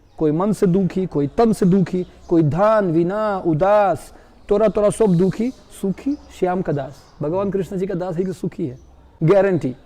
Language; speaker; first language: Hindi; non-native, fluent; Russian